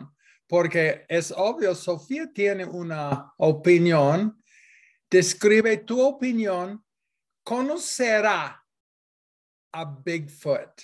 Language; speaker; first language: Spanish; non-native, fluent; English